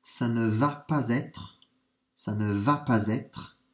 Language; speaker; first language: French; non-native, fluent; English